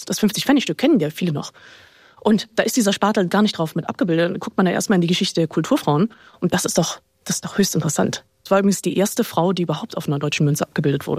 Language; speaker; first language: German; native; German